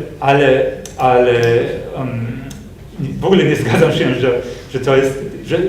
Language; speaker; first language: Polish; non-native, fluent; German